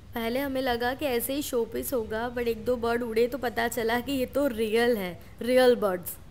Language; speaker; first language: Hindi; non-native, local second language; Gujarati